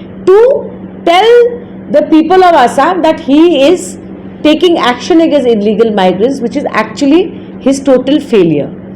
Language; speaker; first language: English; non-native, local second language; Bangla